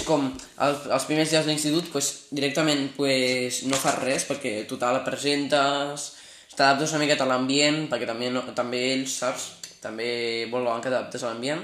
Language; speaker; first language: Catalan; non-native, local second language; Spanish